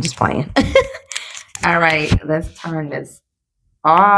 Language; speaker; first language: English; native; English